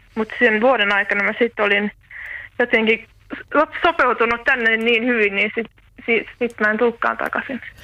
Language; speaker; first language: Finnish; native; Finnish